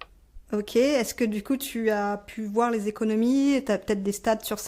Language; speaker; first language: French; native; French